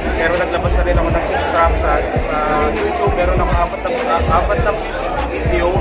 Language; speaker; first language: Filipino; native; Filipino